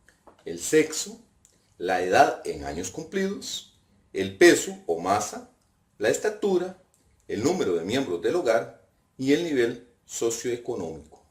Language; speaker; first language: Spanish; native; Spanish